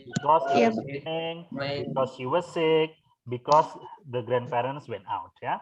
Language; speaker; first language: English; non-native, fluent; Indonesian